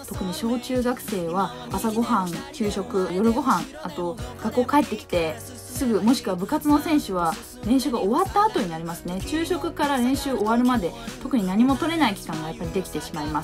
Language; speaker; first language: Japanese; native; Japanese